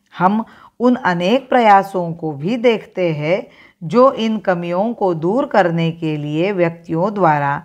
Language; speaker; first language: Hindi; non-native, local second language; Marathi